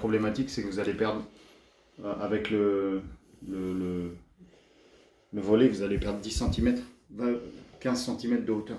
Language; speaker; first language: French; native; French